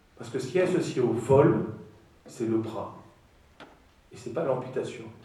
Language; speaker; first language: French; non-native, fluent; Greek